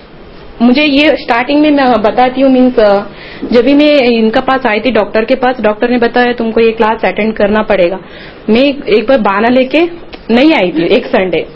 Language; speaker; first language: Hindi; non-native, local second language; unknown